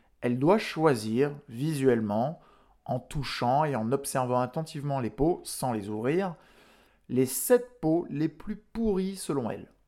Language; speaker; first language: French; native; French